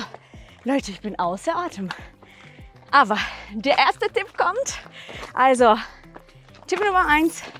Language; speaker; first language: German; non-native, fluent; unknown